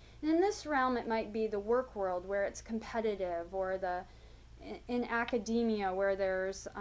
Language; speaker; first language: English; native; English